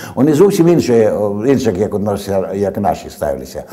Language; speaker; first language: Ukrainian; native; Ukrainian